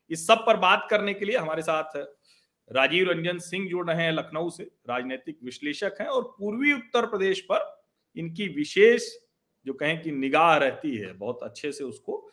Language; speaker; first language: Hindi; native; Hindi